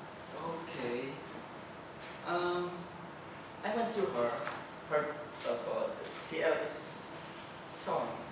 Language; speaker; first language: English; non-native, learner; Indonesian